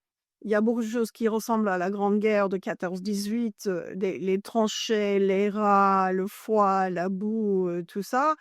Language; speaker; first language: French; non-native, fluent; English